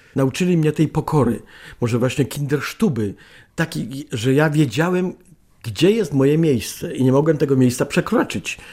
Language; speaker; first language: Polish; native; Polish